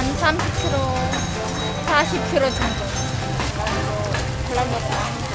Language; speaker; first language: Korean; native; Korean